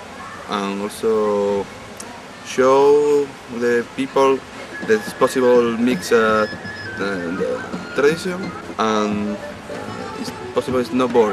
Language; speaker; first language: English; non-native, learner; Spanish